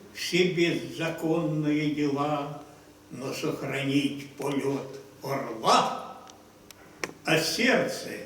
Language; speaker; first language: Russian; non-native, local second language; Ukrainian